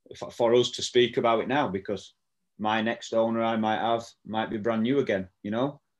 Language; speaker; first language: English; native; English